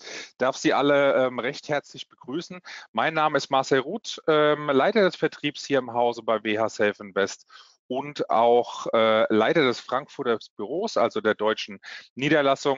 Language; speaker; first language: German; native; German